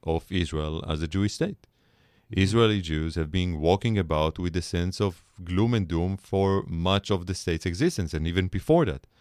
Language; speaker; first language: English; non-native, fluent; Hebrew